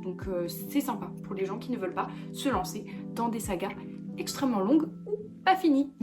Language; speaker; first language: French; native; French